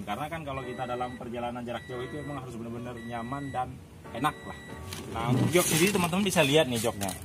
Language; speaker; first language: Indonesian; native; Indonesian